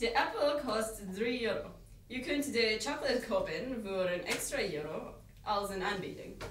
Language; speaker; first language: Dutch; non-native, learner; English